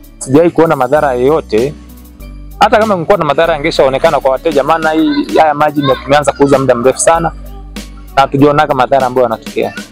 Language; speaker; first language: Swahili; non-native, local second language; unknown